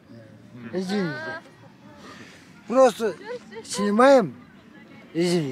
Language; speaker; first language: Russian; non-native, local second language; Kyrgyz